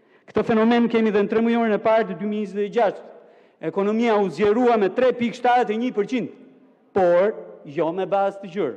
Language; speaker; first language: Albanian; native; Albanian